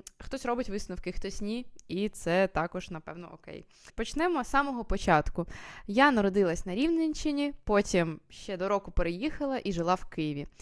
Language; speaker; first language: Ukrainian; native; Ukrainian